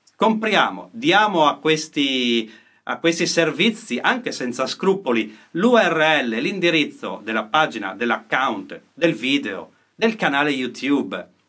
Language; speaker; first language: Italian; native; Italian